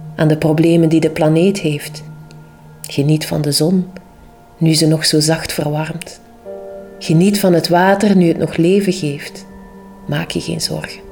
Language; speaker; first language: Dutch; native; Dutch